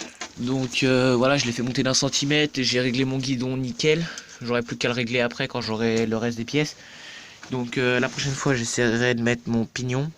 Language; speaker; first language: French; native; French